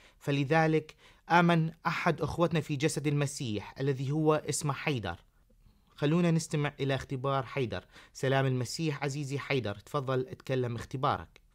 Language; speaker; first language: Arabic; native; Arabic